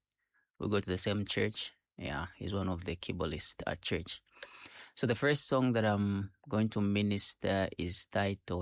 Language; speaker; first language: English; non-native, local second language; Bemba